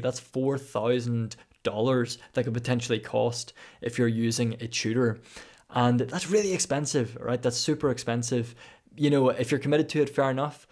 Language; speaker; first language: English; native; English